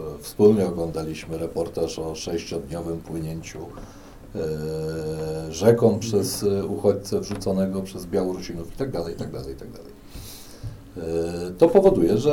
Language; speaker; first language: Polish; native; Polish